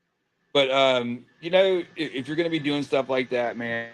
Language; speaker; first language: English; native; English